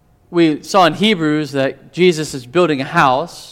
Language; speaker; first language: English; native; English